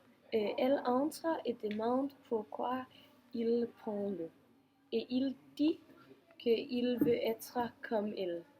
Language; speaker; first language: French; non-native, learner; Danish